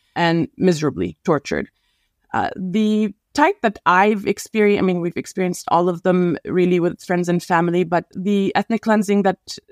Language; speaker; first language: English; non-native, fluent; Arabic